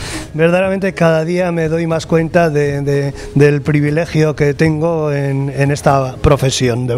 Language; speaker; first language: Spanish; native; Spanish